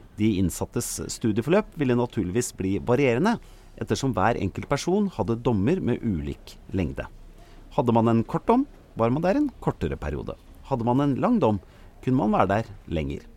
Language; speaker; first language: Norwegian; native; Norwegian